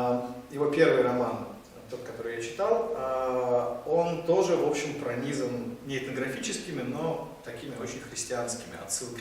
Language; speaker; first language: Russian; native; Russian